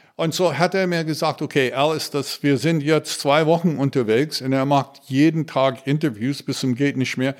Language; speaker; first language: German; non-native, fluent; English